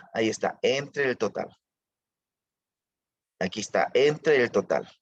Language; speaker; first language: Spanish; native; Spanish